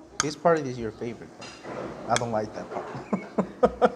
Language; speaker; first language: English; non-native, learner; Korean